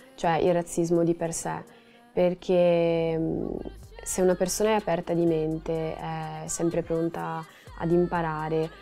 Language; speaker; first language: Italian; native; Italian